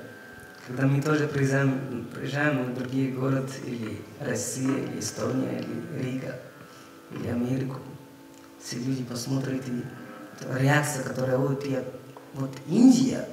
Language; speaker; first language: Russian; non-native, learner; Hindi